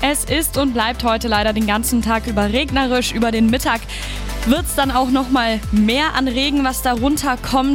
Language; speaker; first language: German; native; German